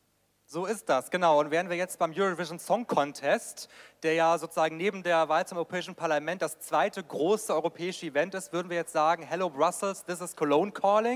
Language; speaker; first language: German; native; German